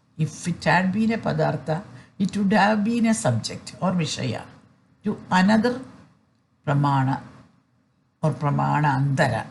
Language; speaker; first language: English; non-native, fluent; Malayalam